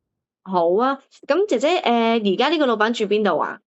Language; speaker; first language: Cantonese; native; Cantonese